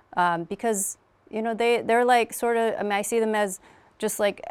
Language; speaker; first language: English; native; English